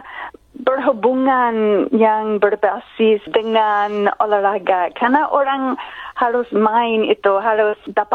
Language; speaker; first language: Indonesian; non-native, fluent; English